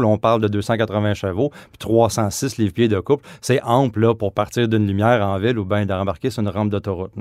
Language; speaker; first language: French; native; French